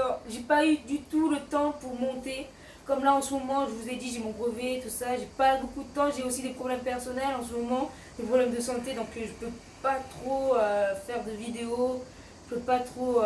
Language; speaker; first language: French; native; French